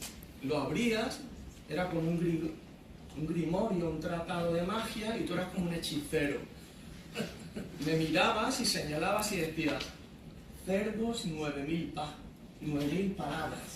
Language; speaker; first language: Spanish; native; Spanish